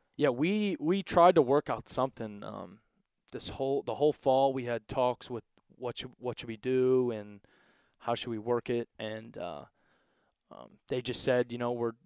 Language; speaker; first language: English; native; English